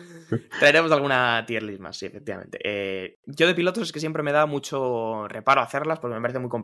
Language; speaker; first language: Spanish; native; Spanish